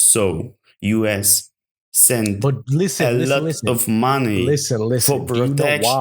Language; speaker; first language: English; non-native, learner; Ukrainian